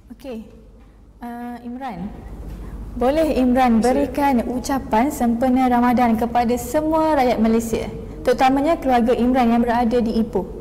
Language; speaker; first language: Malay; native; Malay